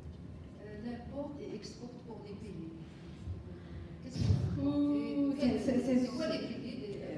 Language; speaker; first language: French; non-native, learner; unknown